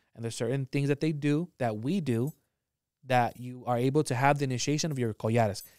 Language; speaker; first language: English; early bilingual, other home language; Spanish